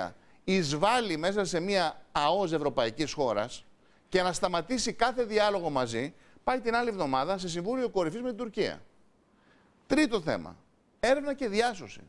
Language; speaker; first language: Greek; native; Greek